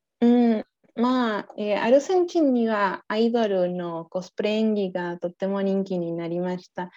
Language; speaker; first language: Japanese; non-native, learner; Spanish